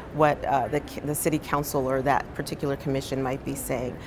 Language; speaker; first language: English; native; English